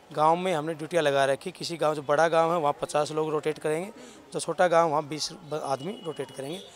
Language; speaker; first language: Hindi; native; Hindi